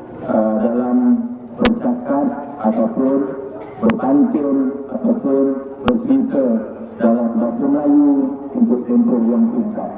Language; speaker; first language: Malay; native; Malay